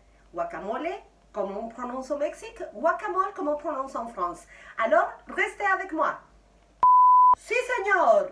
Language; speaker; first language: French; non-native, fluent; Spanish